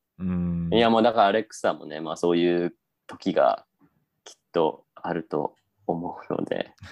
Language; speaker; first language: Japanese; native; Japanese